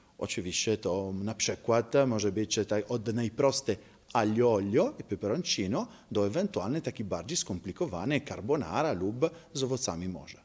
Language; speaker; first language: Polish; non-native, learner; Italian